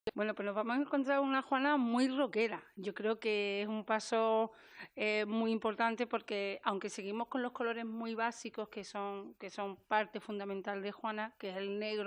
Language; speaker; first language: Spanish; native; Spanish